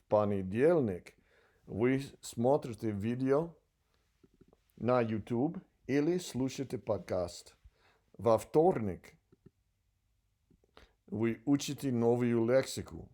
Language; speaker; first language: Russian; non-native, learner; English